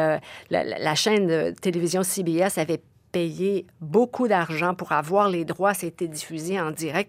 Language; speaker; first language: French; native; French